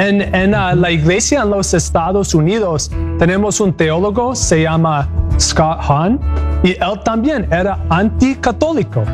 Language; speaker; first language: Spanish; non-native, learner; English